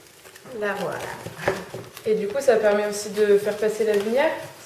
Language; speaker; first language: French; native; French